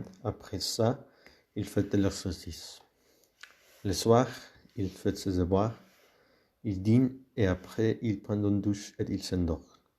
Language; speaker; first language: French; non-native, learner; Spanish